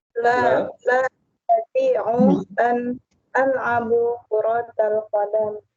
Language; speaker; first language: Arabic; non-native, learner; Indonesian